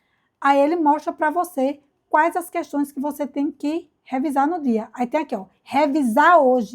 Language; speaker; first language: Portuguese; native; Portuguese